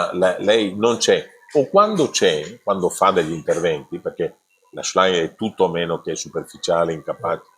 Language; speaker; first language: Italian; native; Italian